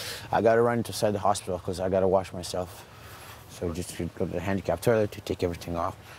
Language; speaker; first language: English; non-native, fluent; Romanian